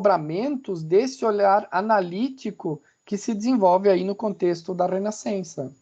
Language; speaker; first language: Portuguese; native; Portuguese